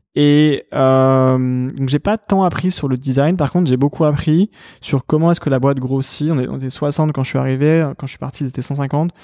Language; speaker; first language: French; native; French